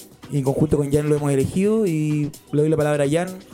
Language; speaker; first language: Spanish; native; Spanish